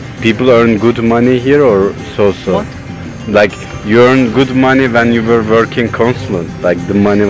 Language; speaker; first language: English; non-native, learner; Turkish